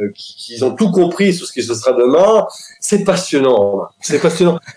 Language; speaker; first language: French; native; French